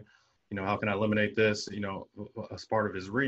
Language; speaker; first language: English; native; English